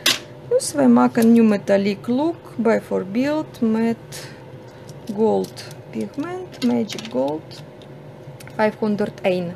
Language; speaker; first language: Dutch; non-native, fluent; Russian